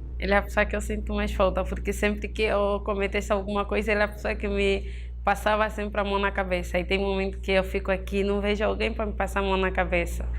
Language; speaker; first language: Portuguese; native; Portuguese